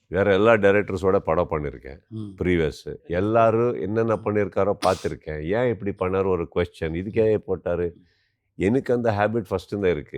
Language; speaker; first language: Tamil; non-native, learner; Kannada